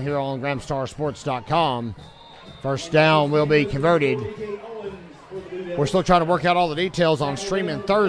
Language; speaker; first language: English; native; English